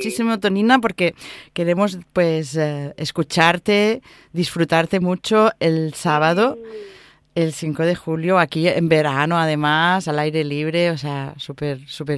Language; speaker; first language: Spanish; non-native, local second language; Catalan